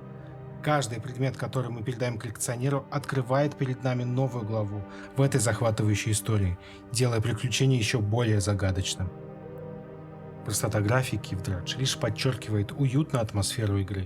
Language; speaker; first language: Russian; native; Russian